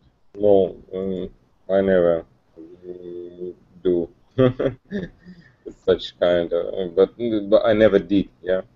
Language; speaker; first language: English; non-native, learner; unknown